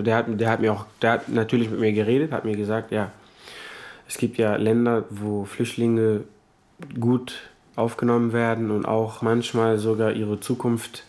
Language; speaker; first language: German; non-native, fluent; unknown